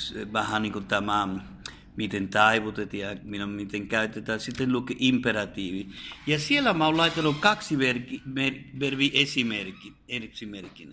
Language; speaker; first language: Finnish; non-native, fluent; Spanish